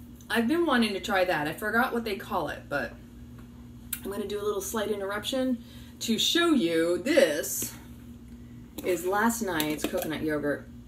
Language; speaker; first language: English; early bilingual, other home language; Italian